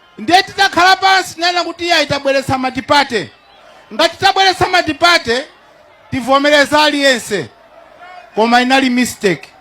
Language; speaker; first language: Nyanja; non-native, local second language; Tumbuka